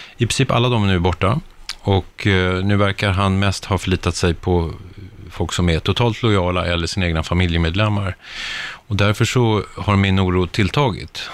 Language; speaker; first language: Swedish; native; Swedish